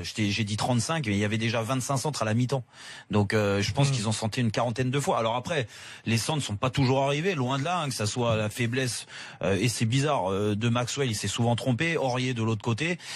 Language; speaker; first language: French; native; French